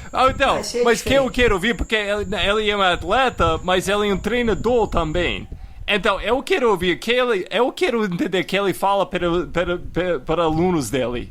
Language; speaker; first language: Portuguese; non-native, fluent; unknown